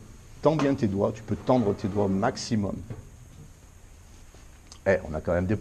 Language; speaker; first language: French; native; French